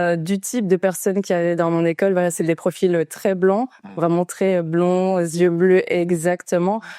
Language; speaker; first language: French; early bilingual, other home language; Portuguese